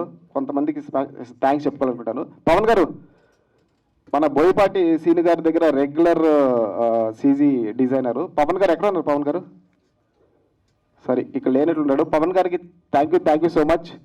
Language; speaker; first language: Telugu; native; Telugu